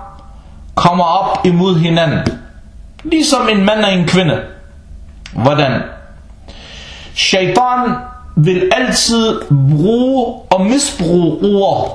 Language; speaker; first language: Danish; non-native, fluent; Arabic